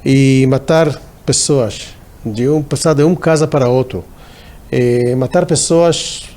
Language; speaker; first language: Portuguese; non-native, fluent; Hebrew